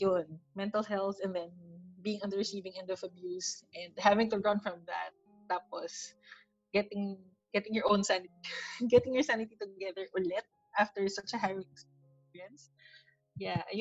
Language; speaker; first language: English; non-native, local second language; Filipino